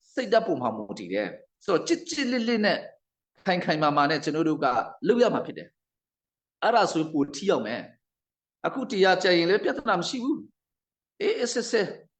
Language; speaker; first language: Burmese; non-native, local second language; Hakha Chin